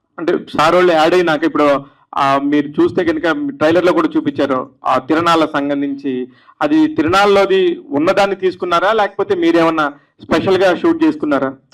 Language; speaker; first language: Telugu; native; Telugu